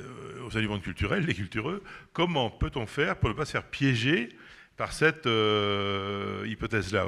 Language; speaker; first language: French; native; French